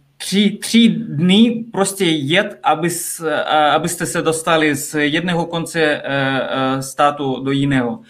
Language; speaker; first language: Czech; non-native, fluent; Russian